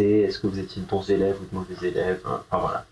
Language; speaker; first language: French; native; French